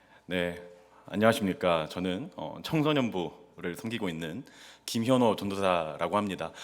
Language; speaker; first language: Korean; native; Korean